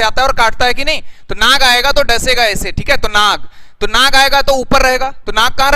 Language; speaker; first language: Hindi; native; Hindi